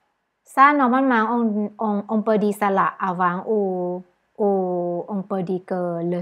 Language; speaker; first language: French; non-native, learner; Thai